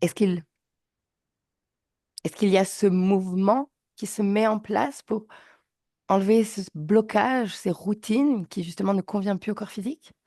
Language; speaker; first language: French; native; French